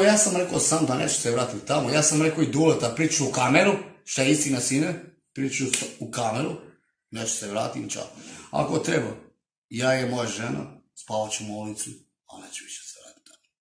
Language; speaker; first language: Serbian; non-native, local second language; Romany